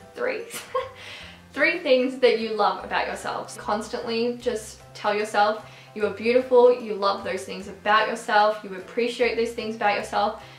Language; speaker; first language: English; native; English